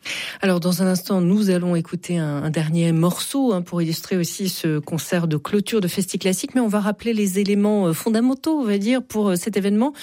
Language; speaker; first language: French; native; French